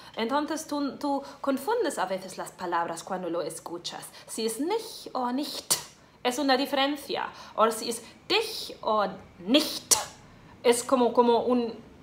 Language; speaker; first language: Spanish; non-native, fluent; German